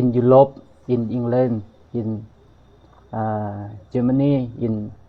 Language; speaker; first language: English; non-native, learner; Thai